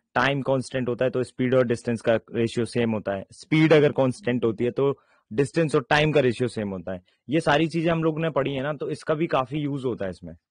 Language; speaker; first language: Hindi; native; Hindi